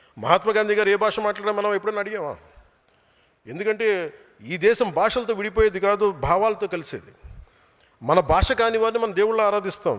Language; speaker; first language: Telugu; native; Telugu